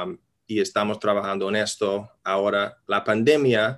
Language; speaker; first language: Spanish; non-native, fluent; English